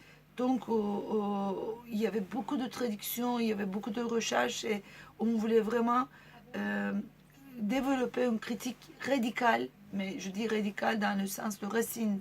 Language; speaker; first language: French; non-native, fluent; Turkish